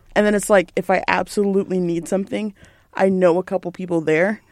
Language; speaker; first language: English; native; English